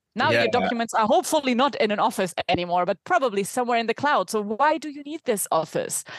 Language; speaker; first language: English; non-native, fluent; German